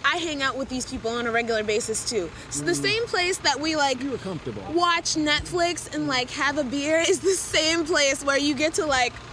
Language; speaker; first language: English; native; English